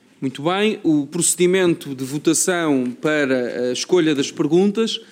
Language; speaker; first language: Portuguese; native; Portuguese